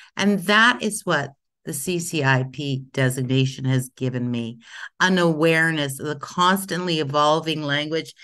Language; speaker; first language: English; native; English